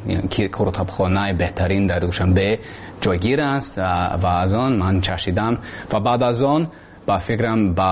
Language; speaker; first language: Persian; non-native, learner; English